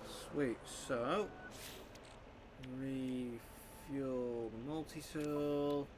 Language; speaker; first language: English; native; English